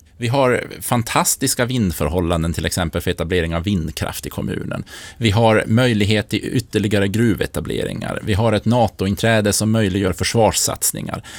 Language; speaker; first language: Swedish; native; Swedish